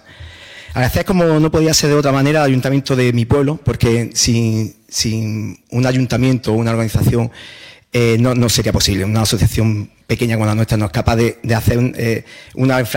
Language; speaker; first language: Spanish; native; Spanish